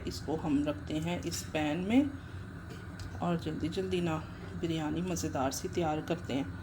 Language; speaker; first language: Urdu; non-native, local second language; Punjabi